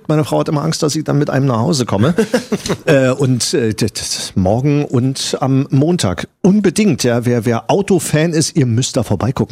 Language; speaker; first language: German; native; German